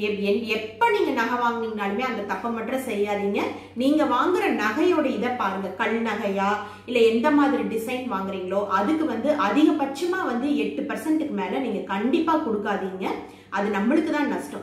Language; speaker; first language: Tamil; native; Tamil